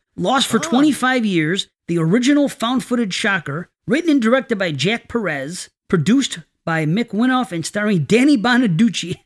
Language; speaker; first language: English; native; English